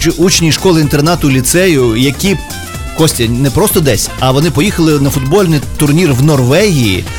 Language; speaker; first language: Ukrainian; native; Ukrainian